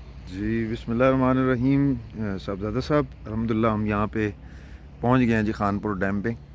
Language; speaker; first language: Urdu; native; Urdu